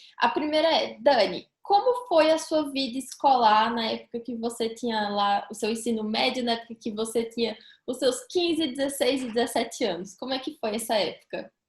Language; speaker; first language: Portuguese; native; Portuguese